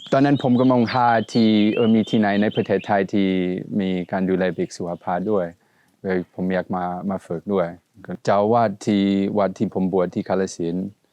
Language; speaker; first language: Thai; non-native, fluent; Swedish